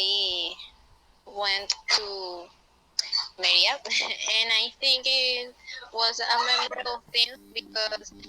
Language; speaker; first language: English; non-native, learner; Spanish